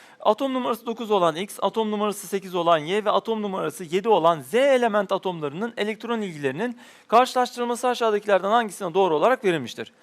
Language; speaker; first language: Turkish; native; Turkish